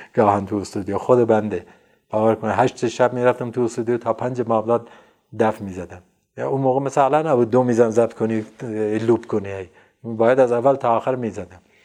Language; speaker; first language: Persian; non-native, local second language; Central Kurdish